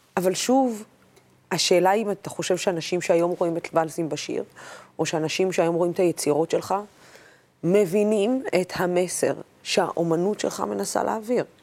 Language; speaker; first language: Hebrew; non-native, local second language; Arabic